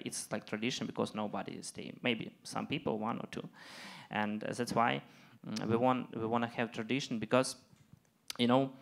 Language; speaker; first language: English; non-native, learner; Ukrainian